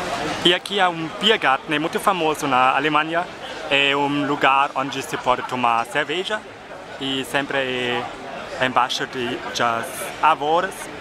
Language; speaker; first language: Portuguese; non-native, fluent; German